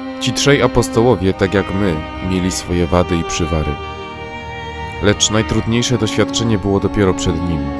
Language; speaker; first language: Polish; native; Polish